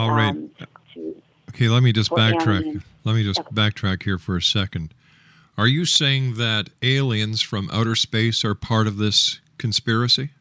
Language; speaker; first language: English; native; English